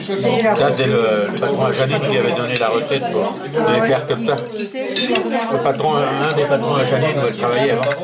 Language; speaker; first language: French; native; French